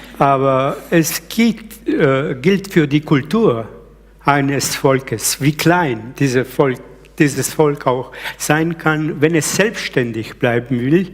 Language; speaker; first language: German; early bilingual, other home language; Slovenian